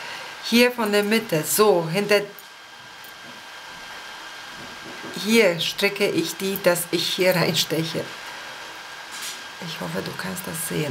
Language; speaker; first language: German; non-native, fluent; Polish